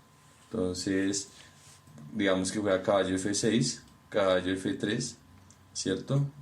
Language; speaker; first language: Spanish; native; Spanish